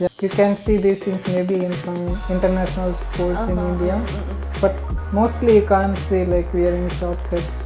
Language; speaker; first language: English; non-native, local second language; Tamil